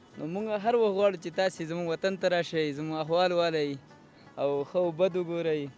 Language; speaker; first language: Pashto; non-native, local second language; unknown